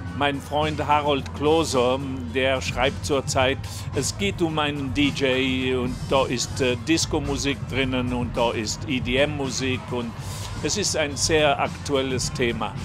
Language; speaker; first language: German; non-native, local second language; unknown